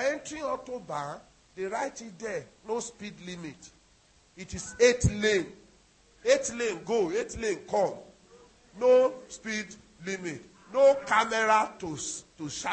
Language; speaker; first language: English; non-native, local second language; Yoruba